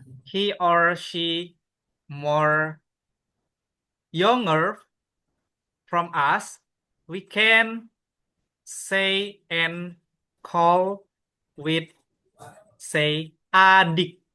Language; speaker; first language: English; non-native, learner; Indonesian